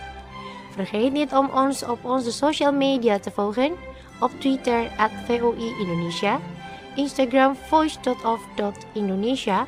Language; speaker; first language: Dutch; non-native, local second language; Indonesian